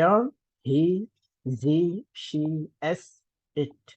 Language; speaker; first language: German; non-native, learner; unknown